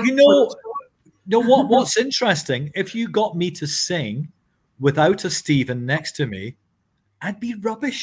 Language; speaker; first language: English; native; English